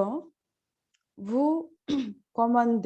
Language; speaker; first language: French; non-native, learner; Bangla